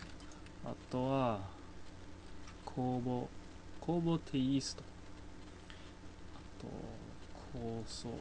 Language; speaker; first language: Japanese; non-native, fluent; English